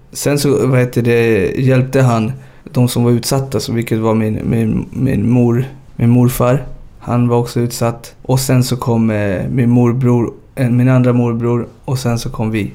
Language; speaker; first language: Swedish; early bilingual, other home language; Spanish